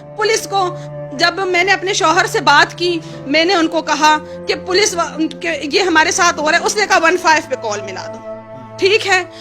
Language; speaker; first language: Urdu; non-native, local second language; Pashto